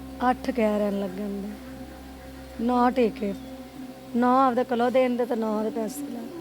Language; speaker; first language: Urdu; non-native, local second language; Punjabi